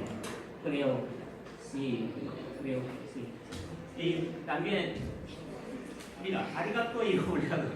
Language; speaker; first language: Spanish; non-native, fluent; Korean